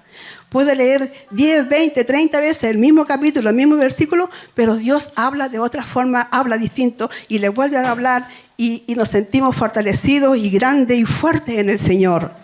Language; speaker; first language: Spanish; native; Spanish